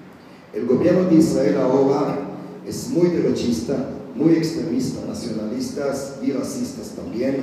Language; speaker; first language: Spanish; non-native, fluent; Hebrew